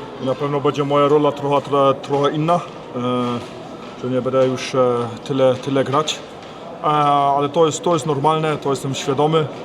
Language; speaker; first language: Polish; early bilingual, heritage; Polish